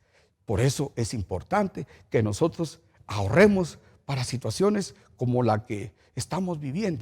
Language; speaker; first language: Spanish; native; Spanish